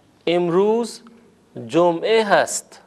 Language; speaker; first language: Persian; non-native, fluent; Urdu